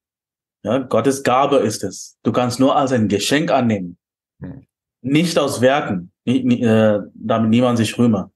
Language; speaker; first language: German; non-native, fluent; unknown